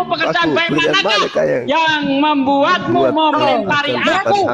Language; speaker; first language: Indonesian; native; Indonesian